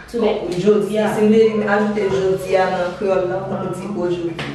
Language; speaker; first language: French; non-native, learner; Haitian Creole